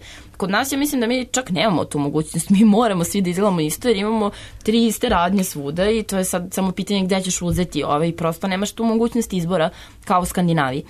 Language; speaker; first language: Serbian; native; Serbian